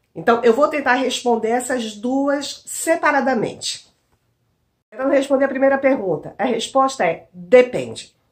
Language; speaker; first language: Portuguese; native; Portuguese